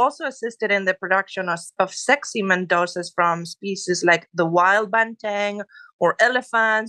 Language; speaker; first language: English; non-native, fluent; Spanish